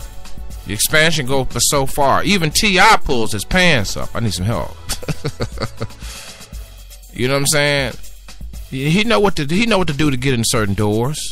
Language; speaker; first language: English; native; English